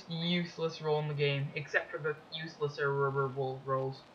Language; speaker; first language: English; native; English